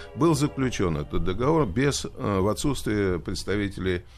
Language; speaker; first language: Russian; native; Russian